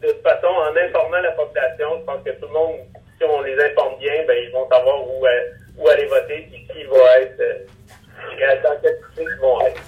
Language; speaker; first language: French; native; French